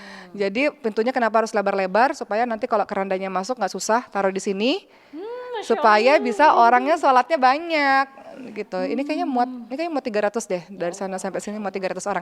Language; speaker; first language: Indonesian; native; Indonesian